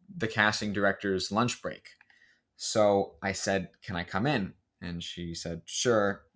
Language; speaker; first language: English; native; English